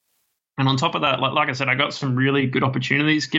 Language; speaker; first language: English; native; English